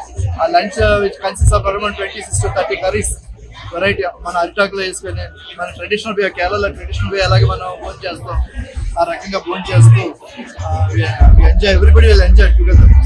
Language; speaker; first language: Telugu; non-native, local second language; Malayalam